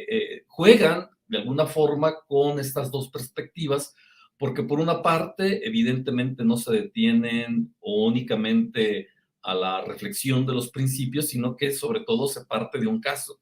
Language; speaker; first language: Spanish; native; Spanish